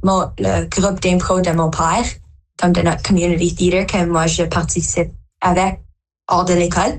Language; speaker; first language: French; non-native, local second language; English